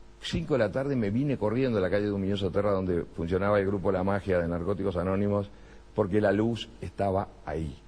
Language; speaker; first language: Spanish; native; Spanish